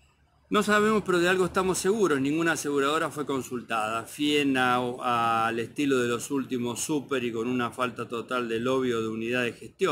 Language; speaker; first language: Spanish; native; Spanish